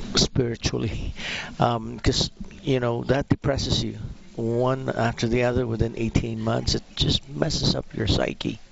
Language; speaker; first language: English; non-native, local second language; Filipino